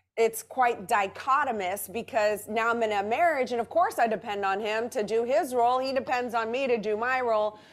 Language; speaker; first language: English; native; English